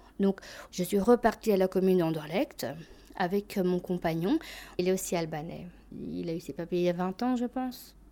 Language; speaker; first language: French; early bilingual, other home language; Albanian